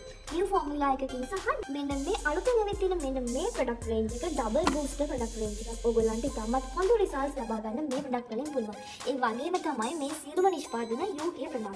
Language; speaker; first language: Sinhala; native; Sinhala